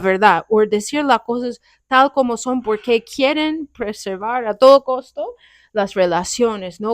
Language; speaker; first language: Spanish; non-native, fluent; English